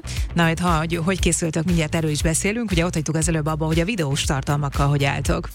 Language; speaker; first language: Hungarian; native; Hungarian